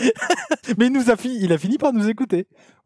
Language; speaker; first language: French; native; French